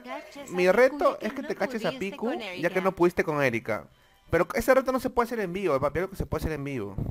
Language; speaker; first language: Spanish; native; Spanish